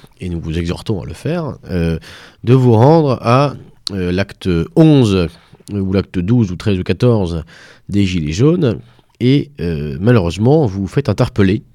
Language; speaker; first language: French; native; French